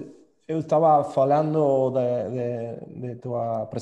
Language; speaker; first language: Portuguese; non-native, learner; Spanish